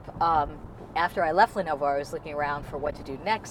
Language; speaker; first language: English; native; English